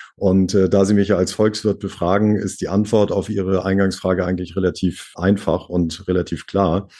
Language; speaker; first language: German; native; German